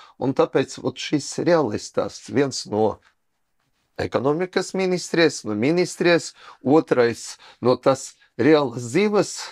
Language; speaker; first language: Latvian; non-native, local second language; Russian